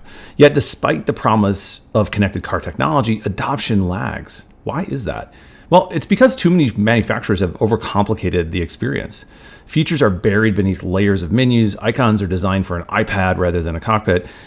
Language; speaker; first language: English; native; English